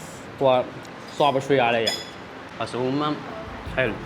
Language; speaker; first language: Arabic; non-native, fluent; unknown